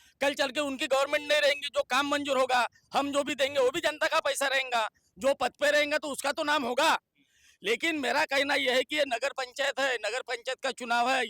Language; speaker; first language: Hindi; non-native, local second language; Marathi